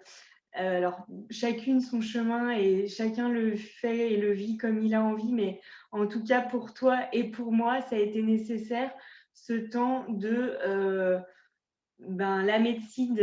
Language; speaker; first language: French; native; French